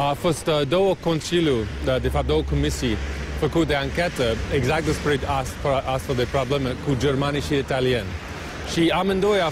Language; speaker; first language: Romanian; non-native, learner; English